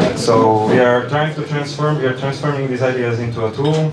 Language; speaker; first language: English; non-native, fluent; Slovak